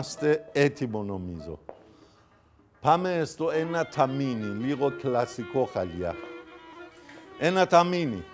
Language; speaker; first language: Greek; non-native, fluent; Persian